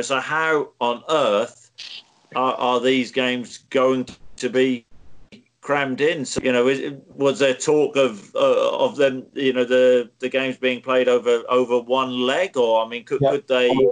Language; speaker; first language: English; native; English